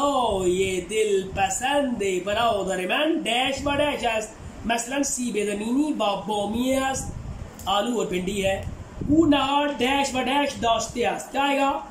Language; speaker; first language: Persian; non-native, fluent; Urdu